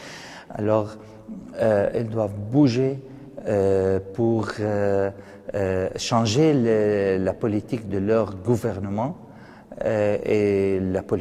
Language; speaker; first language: French; non-native, fluent; Arabic